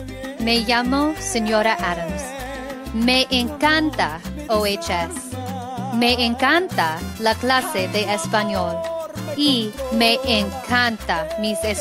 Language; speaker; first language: Spanish; non-native, fluent; English